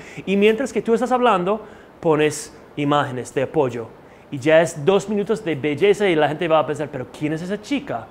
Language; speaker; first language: Spanish; non-native, fluent; English